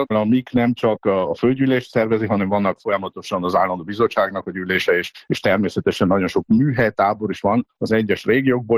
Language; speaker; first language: Hungarian; native; Hungarian